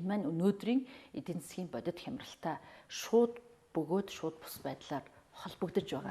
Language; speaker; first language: Mongolian; native; Mongolian